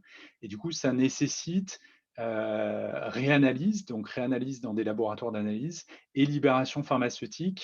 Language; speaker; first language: French; native; French